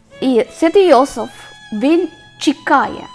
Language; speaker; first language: Ukrainian; non-native, learner; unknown